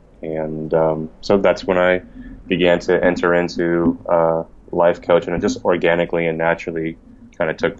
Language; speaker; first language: English; native; English